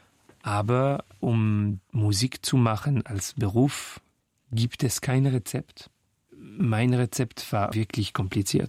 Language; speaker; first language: German; non-native, fluent; French